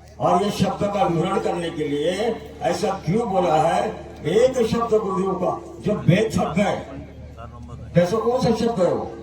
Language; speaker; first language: Hindi; non-native, local second language; Marathi